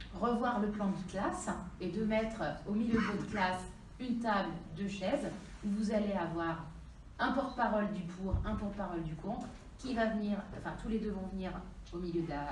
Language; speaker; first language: French; native; French